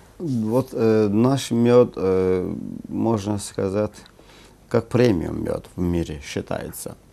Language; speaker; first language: Russian; non-native, local second language; Azerbaijani